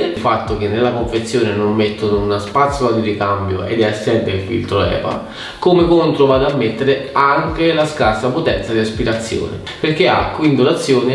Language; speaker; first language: Italian; native; Italian